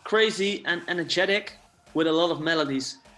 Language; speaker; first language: English; non-native, fluent; Dutch